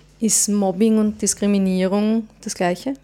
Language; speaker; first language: German; native; German